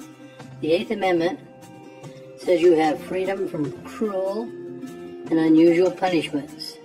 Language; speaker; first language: English; native; English